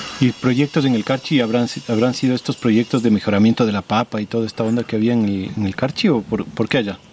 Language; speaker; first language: Spanish; native; Spanish